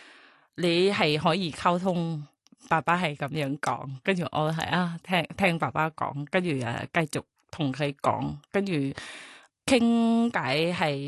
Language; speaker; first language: Cantonese; non-native, learner; Thai